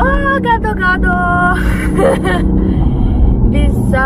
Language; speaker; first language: Indonesian; non-native, learner; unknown